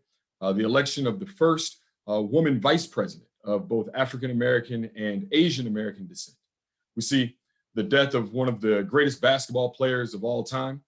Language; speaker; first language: English; native; English